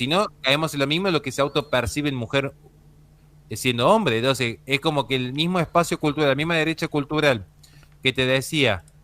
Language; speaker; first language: Spanish; native; Spanish